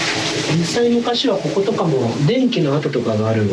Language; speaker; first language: Japanese; native; Japanese